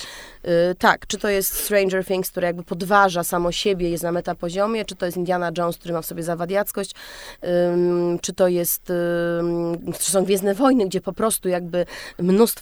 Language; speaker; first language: Polish; native; Polish